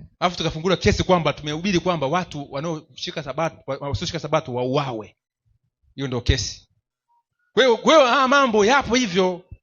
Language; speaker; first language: Swahili; native; Swahili